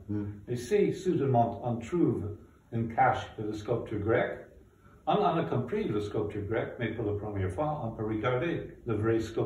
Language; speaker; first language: French; non-native, fluent; English